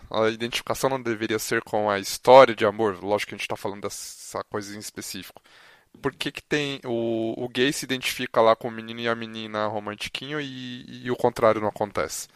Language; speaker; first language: Portuguese; native; Portuguese